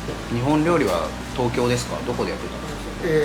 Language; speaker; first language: Japanese; native; Japanese